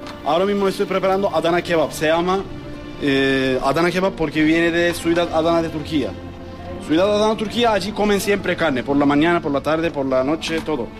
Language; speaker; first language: Spanish; non-native, learner; Turkish